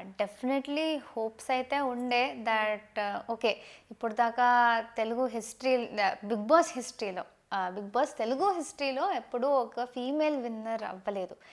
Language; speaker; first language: Telugu; non-native, local second language; Tamil